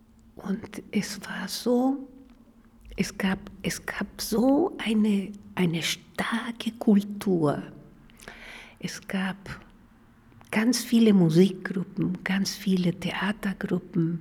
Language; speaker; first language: German; non-native, fluent; Spanish